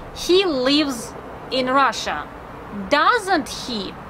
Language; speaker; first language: English; non-native, fluent; Russian